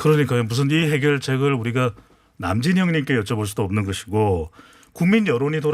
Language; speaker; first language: Korean; native; Korean